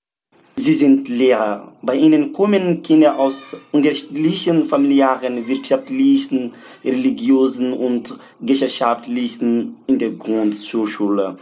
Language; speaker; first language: German; non-native, learner; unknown